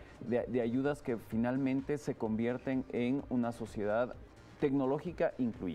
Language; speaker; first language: Spanish; native; Spanish